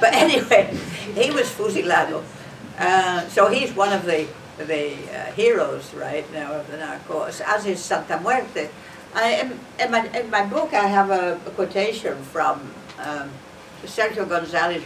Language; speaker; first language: English; native; English